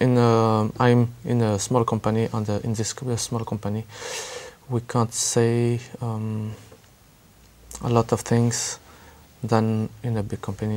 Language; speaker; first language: English; non-native, learner; French